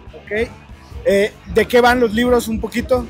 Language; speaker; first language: Spanish; native; Spanish